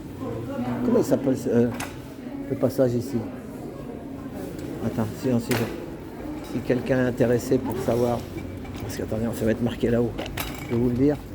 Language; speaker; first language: French; native; French